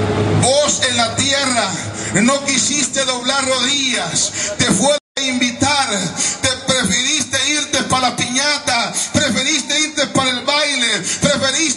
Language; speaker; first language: Spanish; native; Spanish